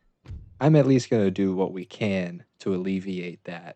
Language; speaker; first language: English; native; English